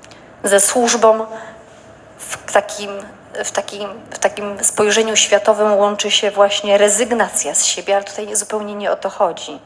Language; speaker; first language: Polish; native; Polish